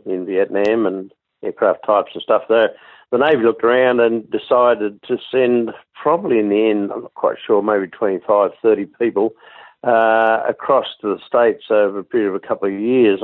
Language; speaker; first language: English; native; English